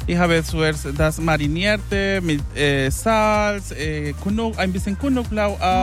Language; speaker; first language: German; non-native, fluent; Spanish